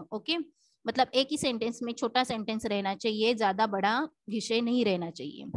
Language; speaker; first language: Hindi; non-native, local second language; Marathi